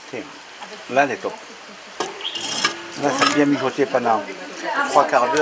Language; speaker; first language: French; native; French